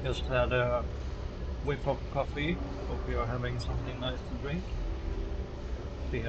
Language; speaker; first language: English; non-native, fluent; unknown